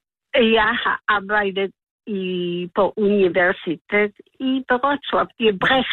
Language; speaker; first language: Danish; non-native, learner; Polish